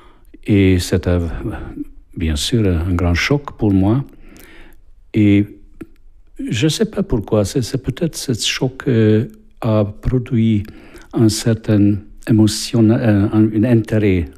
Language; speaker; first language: French; non-native, fluent; Hungarian